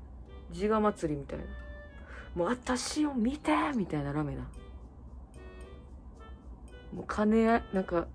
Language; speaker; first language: Japanese; native; Japanese